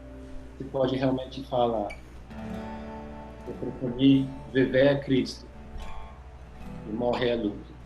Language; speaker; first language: Portuguese; non-native, fluent; English